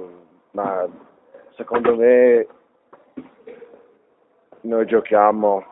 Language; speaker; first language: Italian; non-native, learner; English